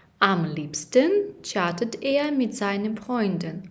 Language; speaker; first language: German; non-native, fluent; Ukrainian